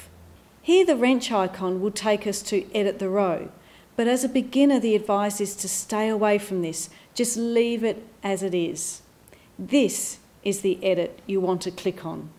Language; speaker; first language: English; native; English